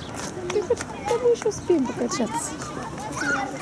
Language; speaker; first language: Russian; native; Russian